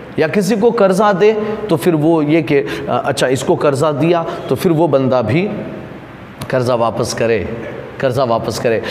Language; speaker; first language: Urdu; non-native, local second language; Gujarati